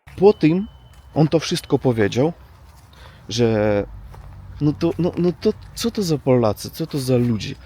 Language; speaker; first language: Polish; non-native, learner; Russian